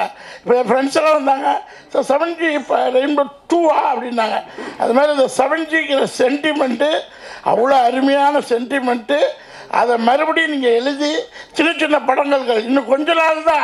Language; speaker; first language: Tamil; native; Tamil